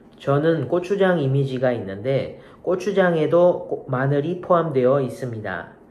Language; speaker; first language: Korean; non-native, learner; Japanese